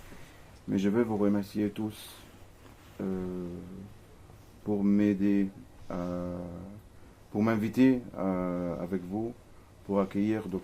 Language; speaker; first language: French; non-native, fluent; Arabic